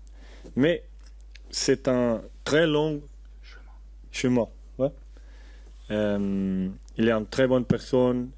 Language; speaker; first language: French; non-native, learner; Portuguese